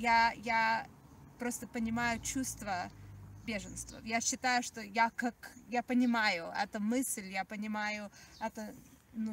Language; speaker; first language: Russian; early bilingual, heritage; Russian